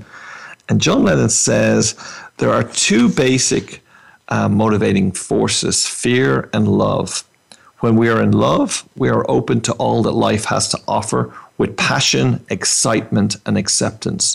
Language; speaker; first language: English; native; English